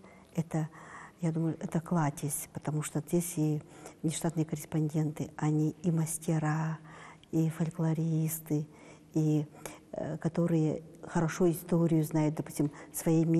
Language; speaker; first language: Russian; non-native, local second language; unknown